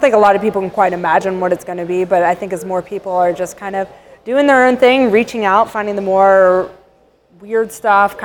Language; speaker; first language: English; native; English